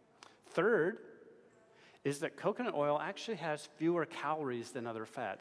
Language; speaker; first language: English; native; English